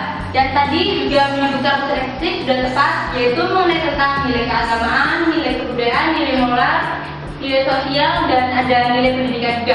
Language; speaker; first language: Indonesian; native; Indonesian